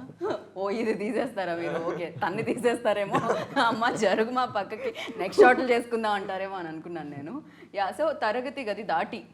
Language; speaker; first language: Telugu; native; Telugu